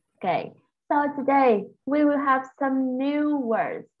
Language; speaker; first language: English; non-native, fluent; Vietnamese